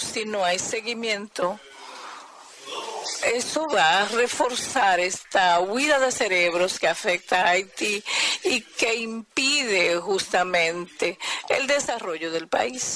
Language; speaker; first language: Spanish; non-native, fluent; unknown